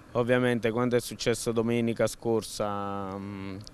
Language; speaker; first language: Italian; native; Italian